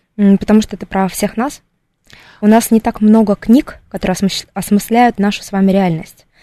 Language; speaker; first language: Russian; native; Russian